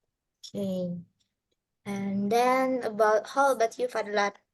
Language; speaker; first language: English; non-native, learner; Indonesian